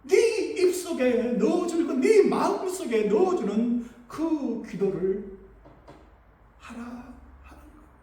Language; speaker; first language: Korean; native; Korean